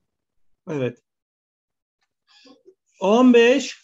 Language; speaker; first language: Turkish; non-native, fluent; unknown